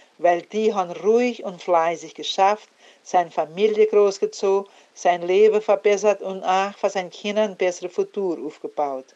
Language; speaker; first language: German; early bilingual, heritage; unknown